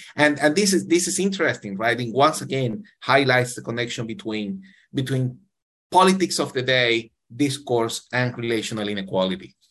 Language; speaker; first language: English; non-native, fluent; Spanish